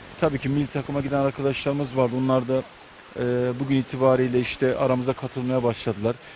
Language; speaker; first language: Turkish; native; Turkish